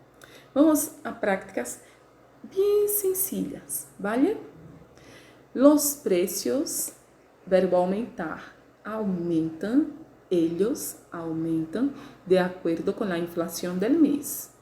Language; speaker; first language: Spanish; non-native, learner; Portuguese